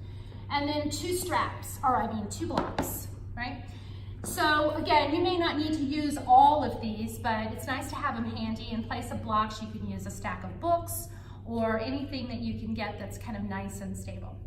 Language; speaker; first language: English; native; English